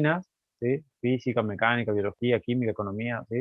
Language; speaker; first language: Spanish; native; Spanish